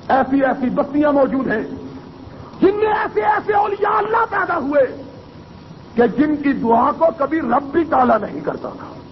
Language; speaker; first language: Urdu; non-native, local second language; Punjabi